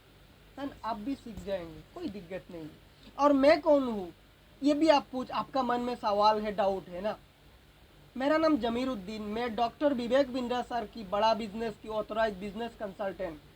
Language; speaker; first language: Hindi; non-native, local second language; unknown